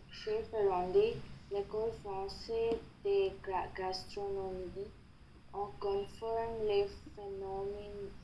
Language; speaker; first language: French; non-native, learner; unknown